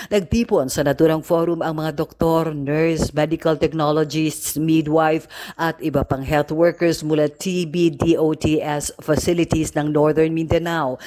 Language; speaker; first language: Filipino; non-native, local second language; Cebuano